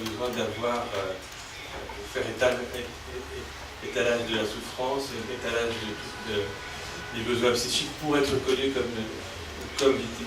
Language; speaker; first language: French; native; French